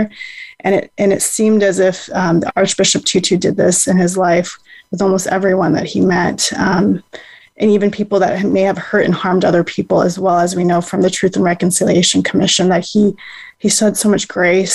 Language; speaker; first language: English; native; English